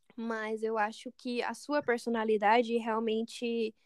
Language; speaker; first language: Portuguese; non-native, fluent; English